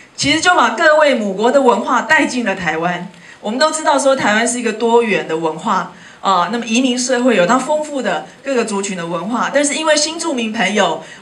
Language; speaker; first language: Chinese; native; Chinese